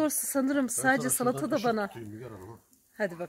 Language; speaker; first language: Turkish; native; Turkish